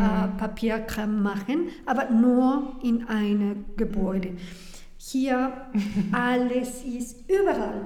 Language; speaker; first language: German; non-native, learner; Spanish